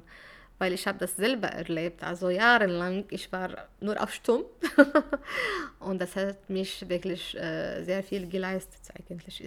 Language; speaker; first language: German; non-native, fluent; Arabic